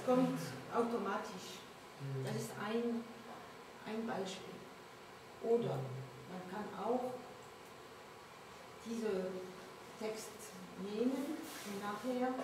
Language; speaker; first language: German; non-native, learner; French